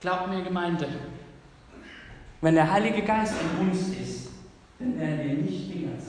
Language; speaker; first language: German; non-native, fluent; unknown